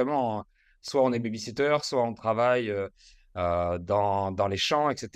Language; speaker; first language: French; native; French